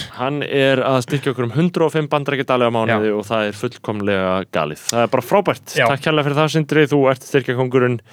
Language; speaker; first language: Icelandic; native; Icelandic